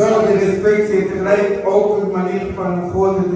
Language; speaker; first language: Dutch; non-native, learner; Lingala